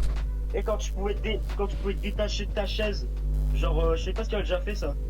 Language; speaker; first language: French; native; French